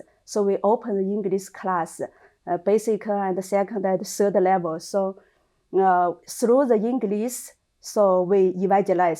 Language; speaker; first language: English; non-native, learner; Chinese